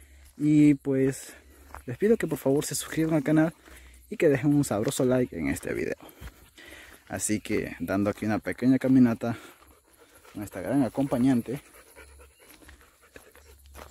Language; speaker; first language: Spanish; native; Spanish